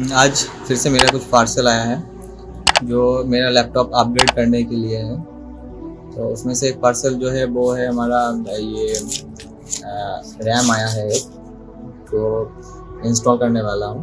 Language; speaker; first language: Hindi; non-native, local second language; Bangla